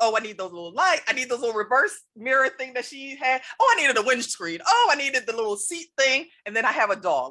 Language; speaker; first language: English; native; English